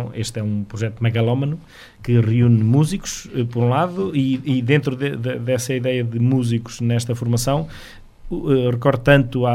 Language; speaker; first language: Portuguese; native; Portuguese